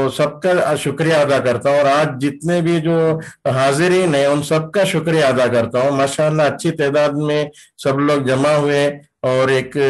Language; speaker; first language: Urdu; native; Urdu